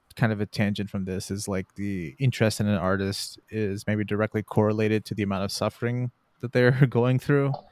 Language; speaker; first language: English; native; English